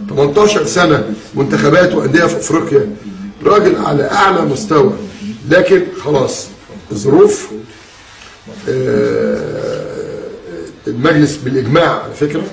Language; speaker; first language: Arabic; native; Arabic